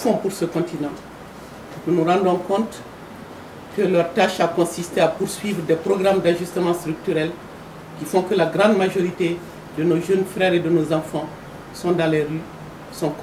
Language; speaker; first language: French; non-native, local second language; Bambara